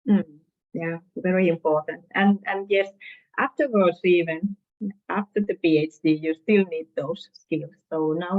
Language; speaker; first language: English; non-native, fluent; Finnish